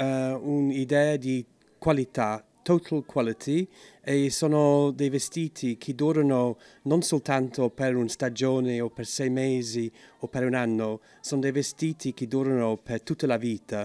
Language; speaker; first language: Italian; non-native, fluent; English